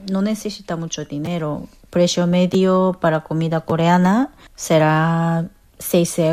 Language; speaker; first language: Spanish; non-native, fluent; Korean